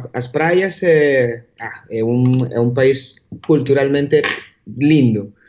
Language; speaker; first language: Portuguese; non-native, learner; Spanish